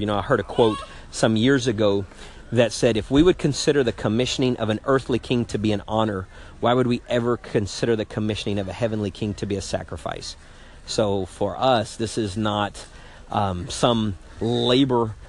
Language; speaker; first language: English; native; English